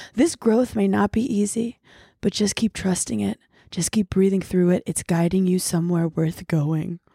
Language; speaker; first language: English; native; English